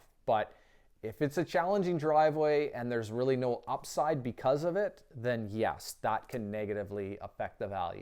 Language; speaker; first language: English; native; English